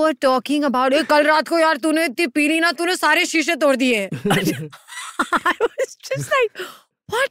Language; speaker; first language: English; non-native, local second language; Hindi